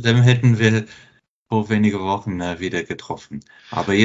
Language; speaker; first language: German; non-native, fluent; English